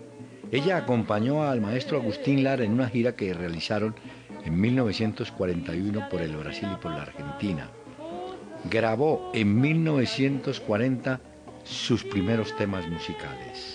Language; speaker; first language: Spanish; native; Spanish